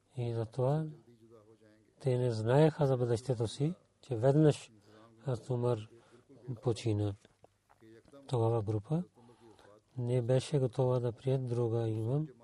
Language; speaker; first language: Bulgarian; non-native, learner; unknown